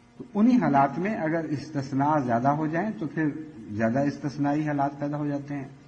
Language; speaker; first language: Hindi; native; Hindi